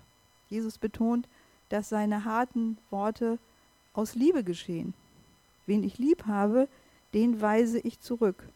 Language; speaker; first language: German; native; German